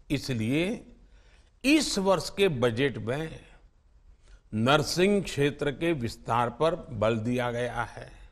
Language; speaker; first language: Hindi; non-native, local second language; Gujarati